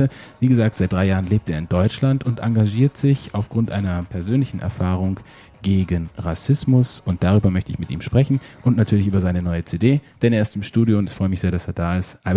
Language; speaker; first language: German; native; German